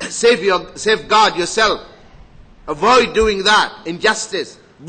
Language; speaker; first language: English; non-native, fluent; Arabic